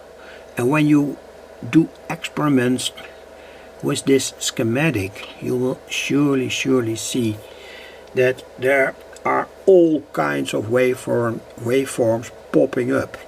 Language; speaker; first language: English; non-native, fluent; Dutch